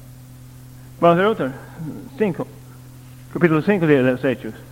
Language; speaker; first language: Spanish; non-native, learner; English